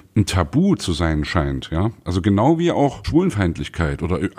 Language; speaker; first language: German; native; German